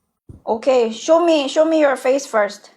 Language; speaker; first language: English; non-native, learner; Thai